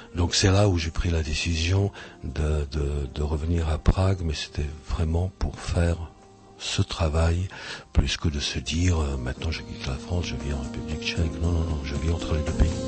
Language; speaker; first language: French; early bilingual, other home language; Czech